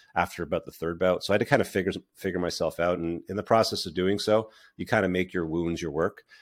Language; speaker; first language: English; native; English